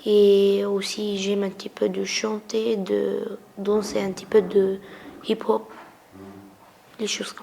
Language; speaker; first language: French; non-native, learner; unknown